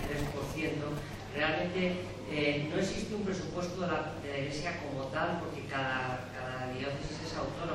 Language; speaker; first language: Spanish; native; Spanish